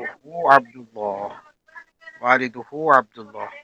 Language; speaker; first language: Arabic; non-native, learner; Divehi